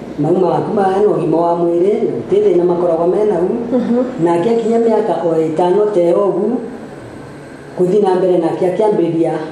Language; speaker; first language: Kikuyu; non-native, local second language; Embu